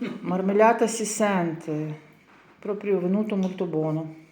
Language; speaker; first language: Italian; non-native, learner; Ukrainian